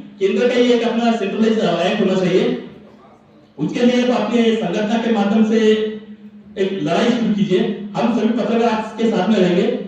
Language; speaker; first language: Hindi; non-native, local second language; Marathi